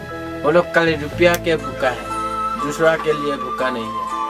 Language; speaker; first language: Hindi; non-native, local second language; Assamese